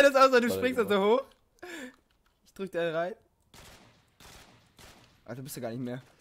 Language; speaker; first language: German; native; German